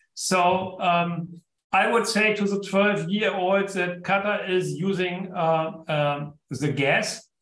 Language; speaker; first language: English; non-native, fluent; German